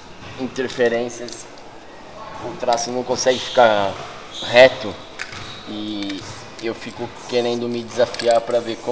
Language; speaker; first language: Portuguese; native; Portuguese